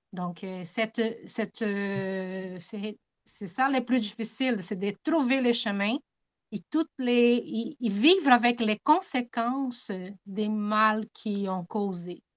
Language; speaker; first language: French; non-native, fluent; Portuguese